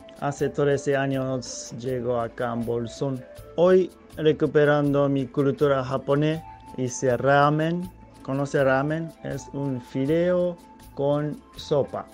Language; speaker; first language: Spanish; non-native, learner; Japanese